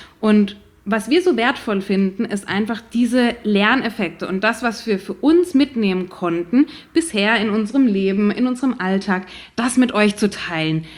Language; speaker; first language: German; native; German